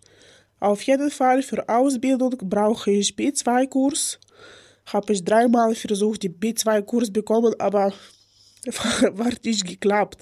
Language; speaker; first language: German; non-native, learner; Ukrainian